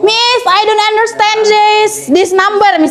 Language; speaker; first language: English; non-native, learner; Indonesian